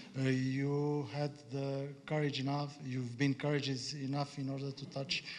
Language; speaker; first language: English; non-native, fluent; Romanian